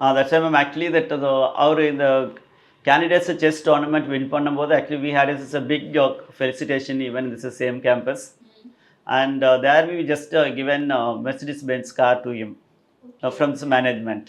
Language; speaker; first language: Tamil; native; Tamil